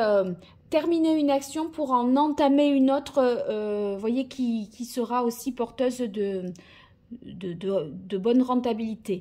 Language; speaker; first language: French; native; French